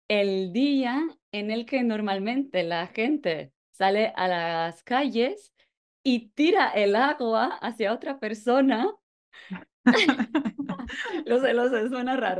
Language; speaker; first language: Spanish; non-native, fluent; Polish